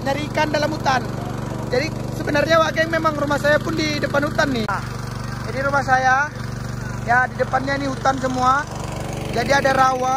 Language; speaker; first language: Indonesian; native; Indonesian